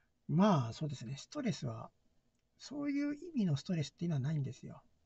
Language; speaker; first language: Japanese; native; Japanese